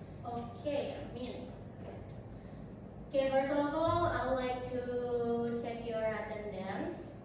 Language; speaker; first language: English; non-native, learner; Indonesian